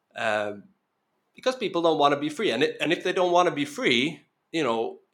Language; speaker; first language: English; non-native, fluent; Norwegian